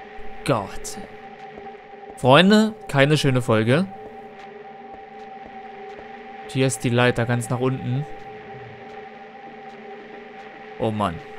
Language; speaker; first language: German; native; German